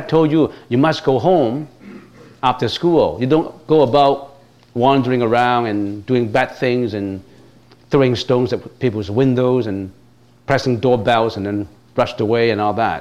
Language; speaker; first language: English; non-native, local second language; Cantonese